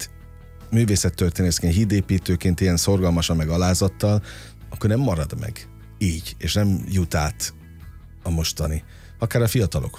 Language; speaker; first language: Hungarian; native; Hungarian